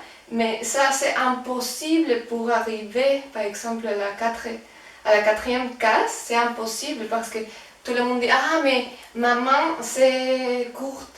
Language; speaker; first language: French; non-native, fluent; Spanish